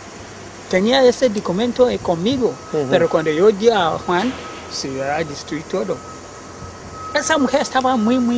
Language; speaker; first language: Spanish; non-native, learner; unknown